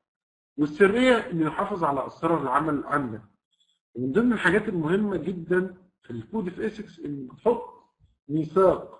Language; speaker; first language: Arabic; native; Arabic